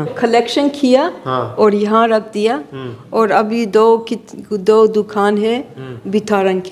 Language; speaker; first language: Hindi; non-native, fluent; English